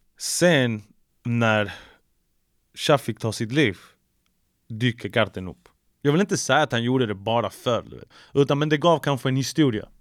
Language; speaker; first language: Swedish; early bilingual, other home language; Spanish